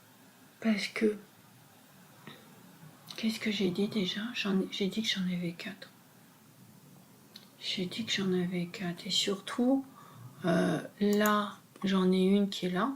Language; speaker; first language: French; native; French